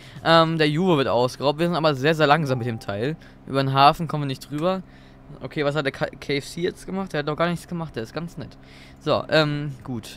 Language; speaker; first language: German; native; German